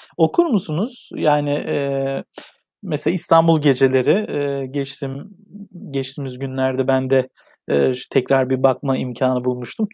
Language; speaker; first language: Turkish; native; Turkish